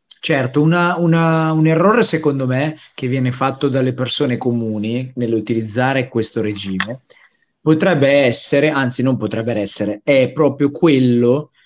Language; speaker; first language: Italian; native; Italian